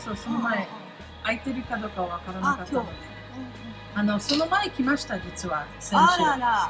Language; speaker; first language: Japanese; non-native, fluent; English